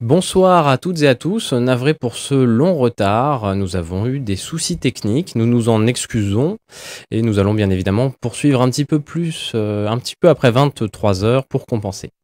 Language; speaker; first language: French; native; French